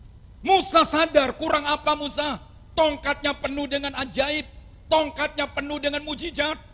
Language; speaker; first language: Indonesian; non-native, local second language; Javanese